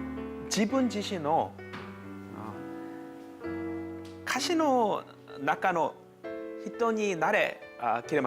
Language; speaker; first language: Japanese; non-native, learner; Korean